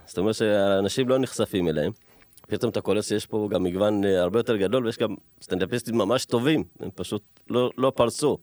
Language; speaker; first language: Hebrew; early bilingual, other home language; Amharic